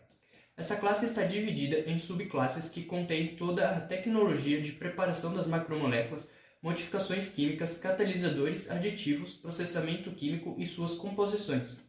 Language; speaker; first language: Portuguese; native; Portuguese